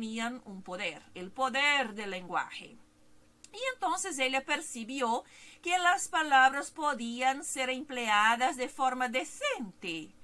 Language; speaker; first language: Spanish; non-native, fluent; Portuguese